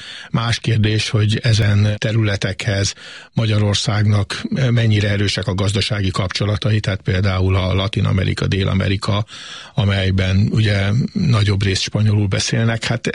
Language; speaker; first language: Hungarian; native; Hungarian